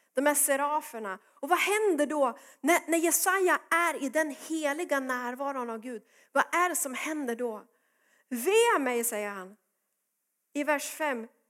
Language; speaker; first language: Swedish; native; Swedish